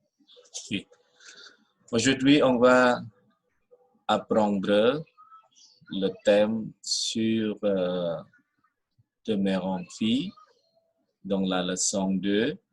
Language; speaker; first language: French; non-native, fluent; Indonesian